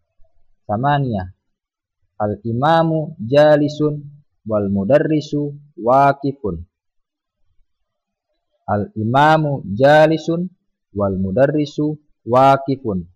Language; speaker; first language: Arabic; non-native, fluent; Indonesian